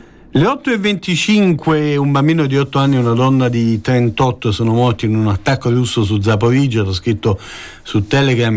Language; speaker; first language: Italian; native; Italian